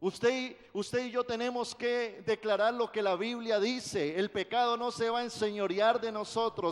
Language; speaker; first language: Spanish; native; Spanish